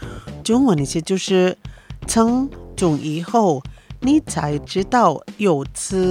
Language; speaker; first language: Chinese; non-native, fluent; Indonesian